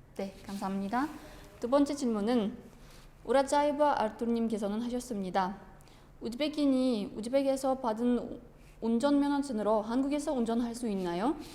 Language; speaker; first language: Korean; non-native, fluent; Uzbek